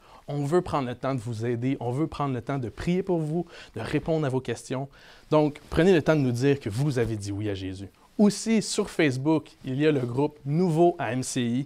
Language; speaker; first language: French; native; French